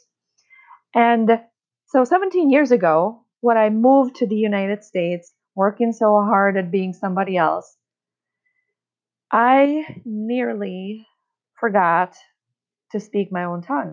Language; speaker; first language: English; non-native, fluent; Czech